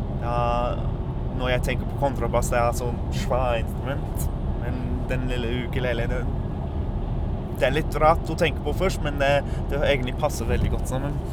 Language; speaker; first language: Norwegian; non-native, fluent; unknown